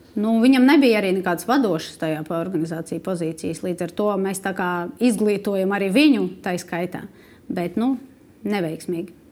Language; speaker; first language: Latvian; non-native, local second language; Russian